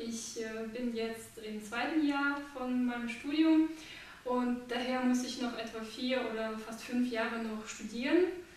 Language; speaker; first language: German; non-native, fluent; Russian